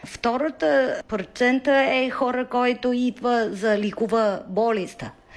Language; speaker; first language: Bulgarian; non-native, learner; Chinese